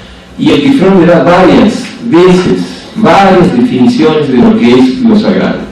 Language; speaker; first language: Spanish; native; Spanish